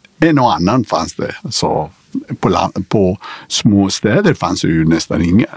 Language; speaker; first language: Swedish; non-native, fluent; Persian